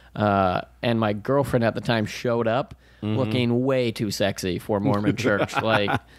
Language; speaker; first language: English; native; English